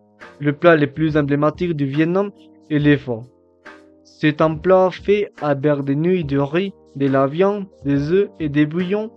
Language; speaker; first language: French; non-native, learner; Spanish